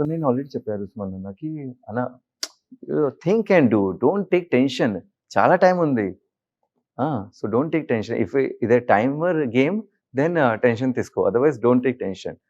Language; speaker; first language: Telugu; non-native, learner; Hindi